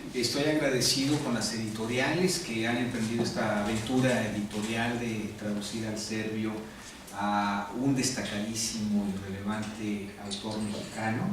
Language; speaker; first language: Spanish; native; Spanish